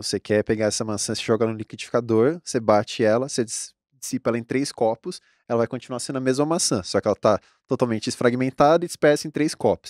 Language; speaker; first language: Portuguese; native; Portuguese